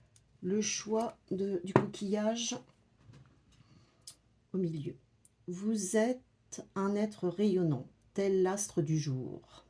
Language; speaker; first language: French; native; French